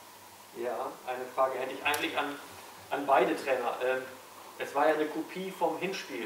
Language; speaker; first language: German; native; German